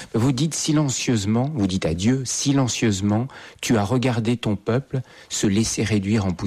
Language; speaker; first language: French; native; French